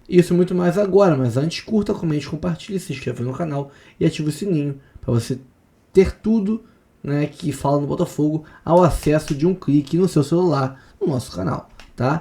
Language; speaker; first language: Portuguese; native; Portuguese